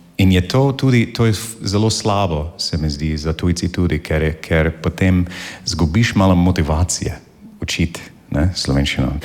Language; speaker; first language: Slovenian; non-native, fluent; English